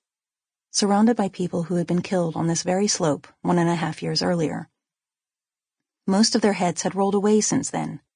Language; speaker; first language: English; native; English